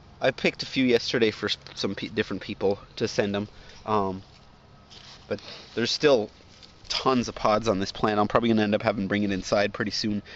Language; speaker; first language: English; native; English